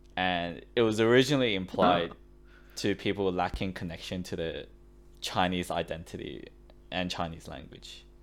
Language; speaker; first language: English; early bilingual, other home language; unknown